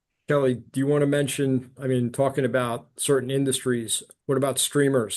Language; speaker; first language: English; native; English